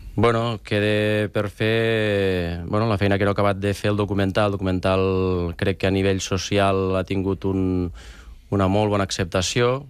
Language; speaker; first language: Catalan; native; Catalan